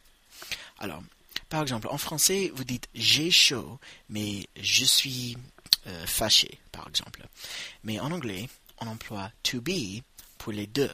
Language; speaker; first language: French; non-native, fluent; English